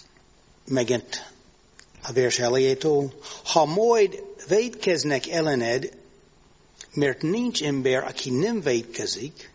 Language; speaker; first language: Hungarian; non-native, learner; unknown